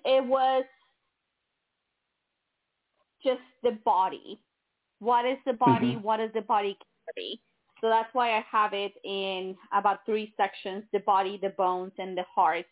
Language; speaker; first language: English; non-native, fluent; Spanish